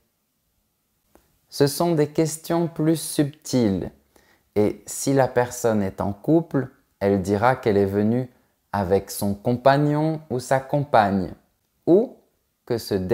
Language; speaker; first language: French; native; French